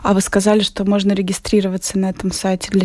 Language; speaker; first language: Russian; native; Russian